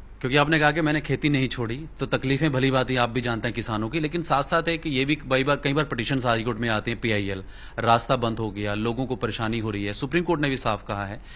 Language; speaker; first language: Hindi; non-native, local second language; Punjabi